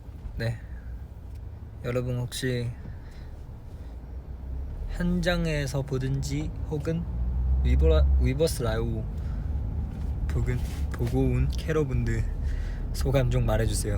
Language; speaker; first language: Korean; non-native, fluent; Chinese